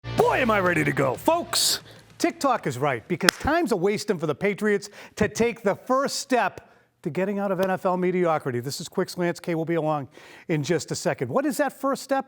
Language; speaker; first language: English; native; English